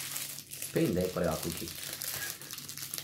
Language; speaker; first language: Japanese; non-native, learner; Spanish